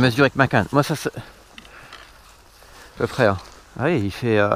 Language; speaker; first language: French; native; French